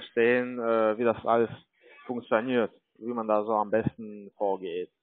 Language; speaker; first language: German; non-native, learner; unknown